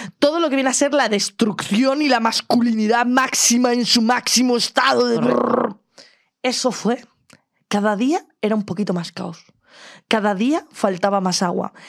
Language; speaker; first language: Spanish; native; Spanish